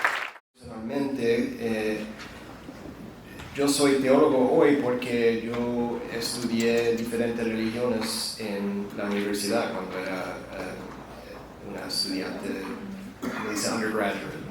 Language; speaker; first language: Spanish; non-native, fluent; English